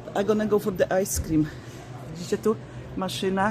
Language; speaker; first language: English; non-native, fluent; Polish